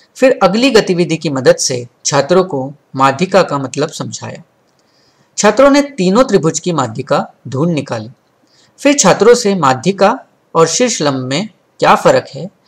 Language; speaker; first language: Hindi; non-native, local second language; Marathi